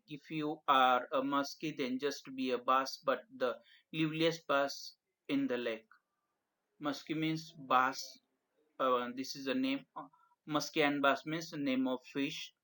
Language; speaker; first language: English; non-native, local second language; Marathi